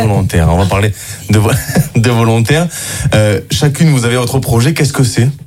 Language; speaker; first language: French; native; French